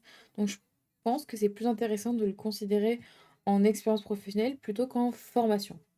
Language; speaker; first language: French; native; French